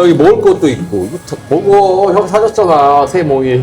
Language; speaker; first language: Korean; native; Korean